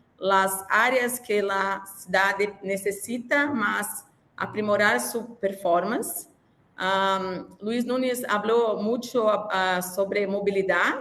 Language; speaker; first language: Spanish; non-native, learner; Portuguese